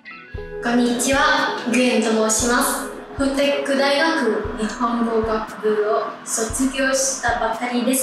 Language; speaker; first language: Japanese; non-native, fluent; Vietnamese